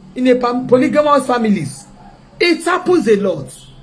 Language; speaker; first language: English; non-native, local second language; Yoruba